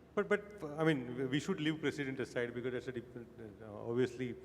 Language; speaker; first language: English; non-native, local second language; Marathi